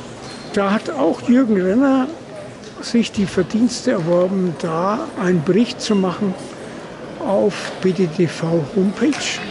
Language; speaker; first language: German; native; German